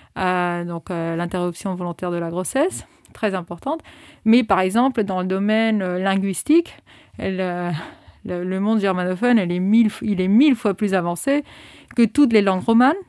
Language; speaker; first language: French; non-native, fluent; German